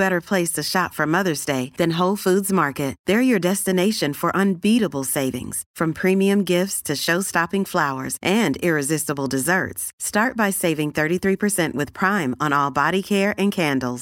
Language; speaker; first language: English; native; English